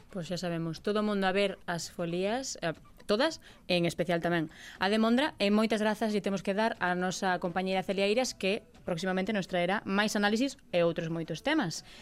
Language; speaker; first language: Galician; native; Galician